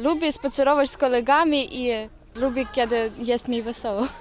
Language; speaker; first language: Polish; non-native, learner; Ukrainian